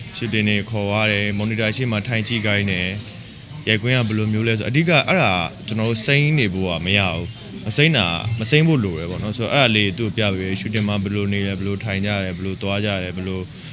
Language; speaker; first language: Burmese; native; Burmese